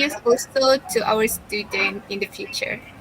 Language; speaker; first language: English; non-native, local second language; Malay